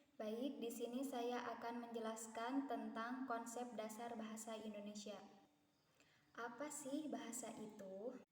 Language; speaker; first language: Indonesian; non-native, local second language; Sundanese